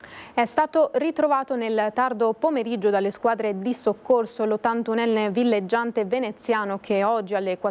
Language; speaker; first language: Italian; native; Italian